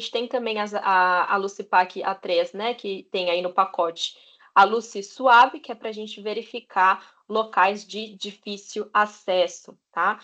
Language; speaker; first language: Portuguese; native; Portuguese